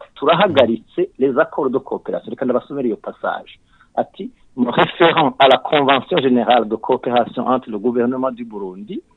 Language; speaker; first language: French; non-native, local second language; Rundi